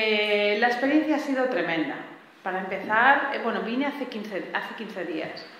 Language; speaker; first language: Spanish; native; Spanish